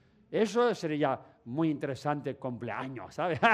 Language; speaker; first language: Spanish; non-native, learner; Tibetan